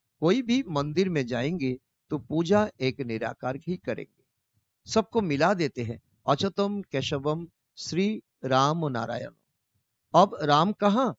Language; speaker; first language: Hindi; non-native, local second language; Bangla